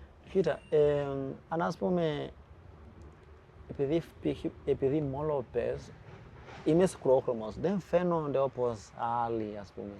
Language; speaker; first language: Greek; non-native, fluent; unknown